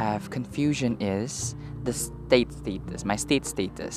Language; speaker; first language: English; non-native, local second language; Malay